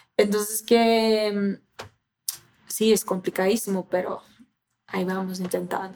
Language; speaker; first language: Spanish; non-native, fluent; Portuguese